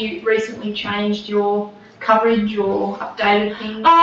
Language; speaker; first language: English; native; English